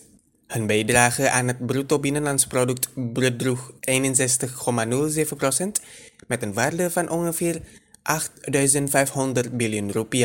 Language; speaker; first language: Dutch; non-native, fluent; Indonesian